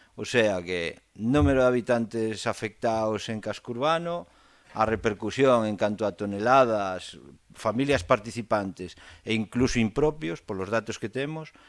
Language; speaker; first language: Spanish; non-native, local second language; Galician